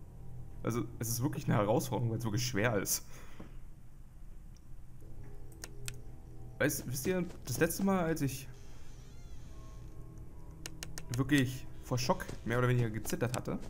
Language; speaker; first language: German; native; German